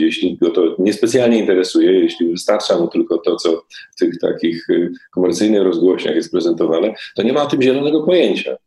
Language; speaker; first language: Polish; native; Polish